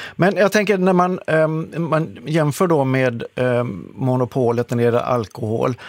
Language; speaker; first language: Swedish; native; Swedish